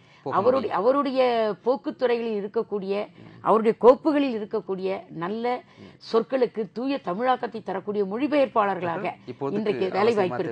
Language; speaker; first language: Tamil; native; Tamil